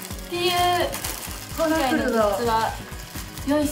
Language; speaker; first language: Japanese; native; Japanese